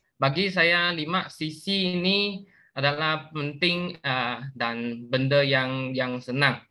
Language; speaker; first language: Malay; non-native, local second language; Chinese